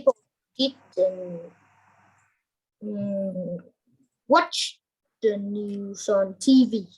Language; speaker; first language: English; non-native, learner; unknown